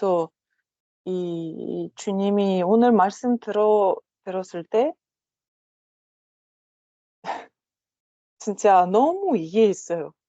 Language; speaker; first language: Korean; non-native, learner; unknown